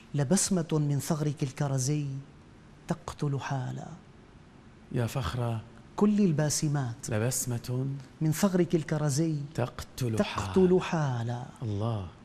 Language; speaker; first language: Arabic; native; Arabic